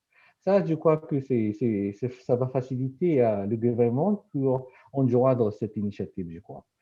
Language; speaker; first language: French; non-native, fluent; Japanese